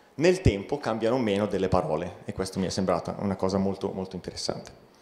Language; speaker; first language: Italian; native; Italian